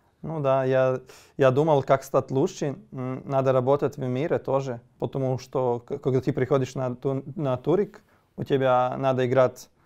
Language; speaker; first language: Russian; non-native, learner; Serbian